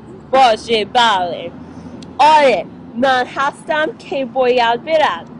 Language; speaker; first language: Persian; non-native, learner; English